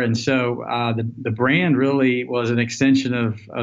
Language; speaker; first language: English; native; English